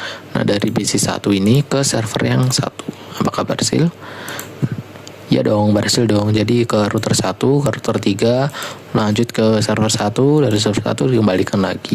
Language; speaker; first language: Indonesian; native; Indonesian